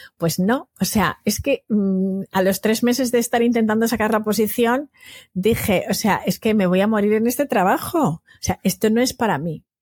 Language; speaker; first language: Spanish; native; Spanish